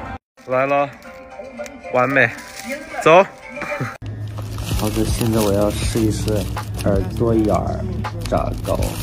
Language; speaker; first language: Chinese; non-native, fluent; Thai